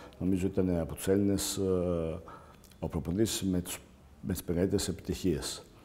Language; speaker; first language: Greek; non-native, fluent; Serbian